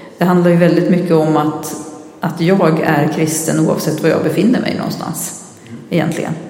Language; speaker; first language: Swedish; native; Swedish